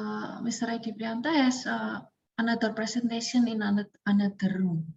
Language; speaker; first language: English; non-native, learner; Indonesian